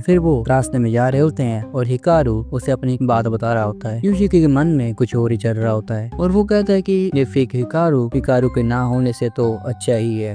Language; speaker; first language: Hindi; native; Hindi